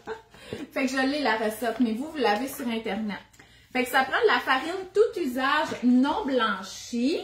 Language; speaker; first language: French; native; French